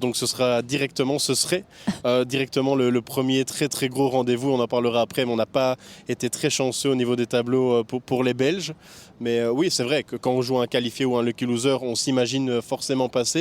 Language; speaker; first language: French; native; French